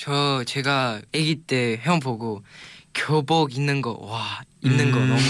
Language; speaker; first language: Korean; non-native, learner; Chinese